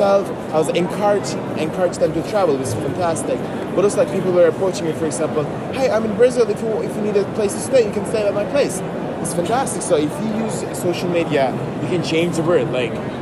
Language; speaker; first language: English; non-native, fluent; Turkish